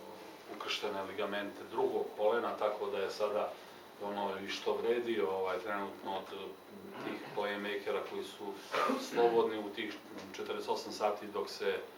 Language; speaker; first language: Serbian; native; Serbian